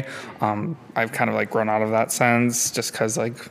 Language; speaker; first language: English; native; English